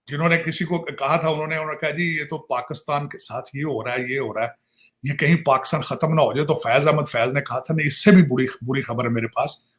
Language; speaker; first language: Urdu; non-native, local second language; Punjabi